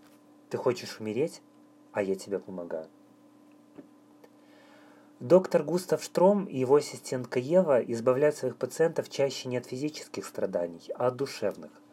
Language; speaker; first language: Russian; native; Russian